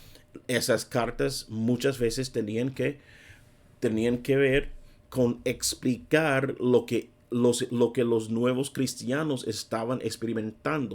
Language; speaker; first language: Spanish; non-native, fluent; English